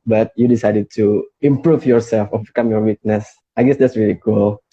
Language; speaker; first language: English; non-native, fluent; Indonesian